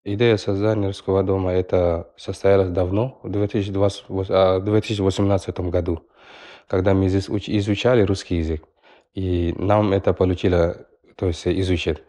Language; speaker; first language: Russian; non-native, learner; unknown